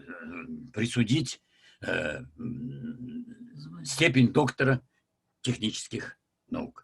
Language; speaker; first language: Russian; native; Russian